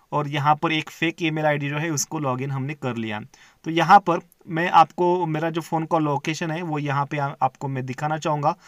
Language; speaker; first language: Hindi; non-native, local second language; Marathi